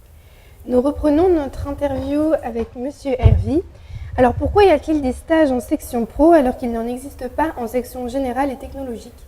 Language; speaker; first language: French; native; French